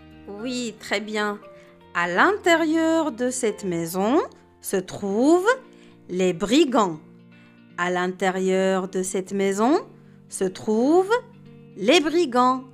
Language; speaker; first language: French; non-native, local second language; Arabic